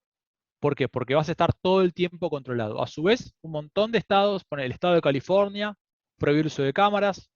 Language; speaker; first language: Spanish; native; Spanish